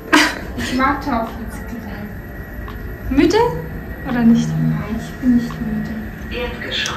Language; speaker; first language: German; non-native, learner; Mongolian